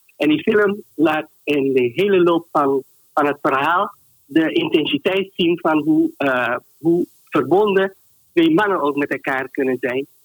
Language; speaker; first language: Dutch; native; Dutch